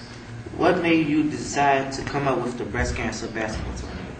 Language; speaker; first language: English; native; English